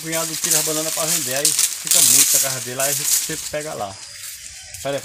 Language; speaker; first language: Portuguese; native; Portuguese